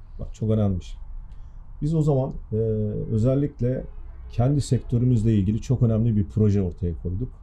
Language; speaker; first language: Turkish; native; Turkish